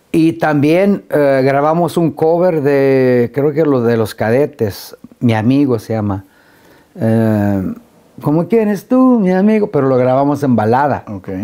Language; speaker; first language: Spanish; early bilingual, heritage; Spanish